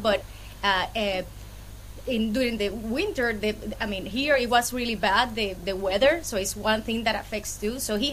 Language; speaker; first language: English; non-native, fluent; Spanish